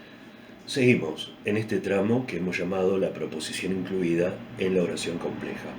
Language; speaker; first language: Spanish; native; Spanish